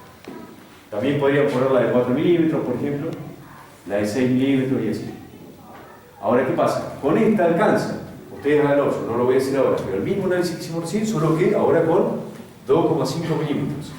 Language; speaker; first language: Spanish; native; Spanish